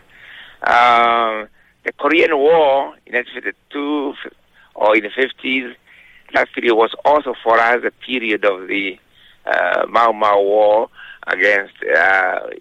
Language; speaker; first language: English; non-native, local second language; Kikuyu